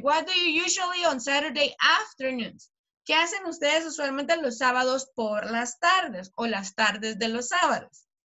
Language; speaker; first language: Spanish; native; Spanish